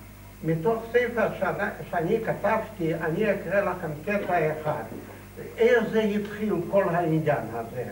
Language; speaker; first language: Hebrew; non-native, fluent; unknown